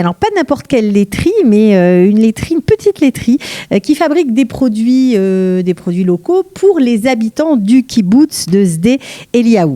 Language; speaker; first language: French; native; French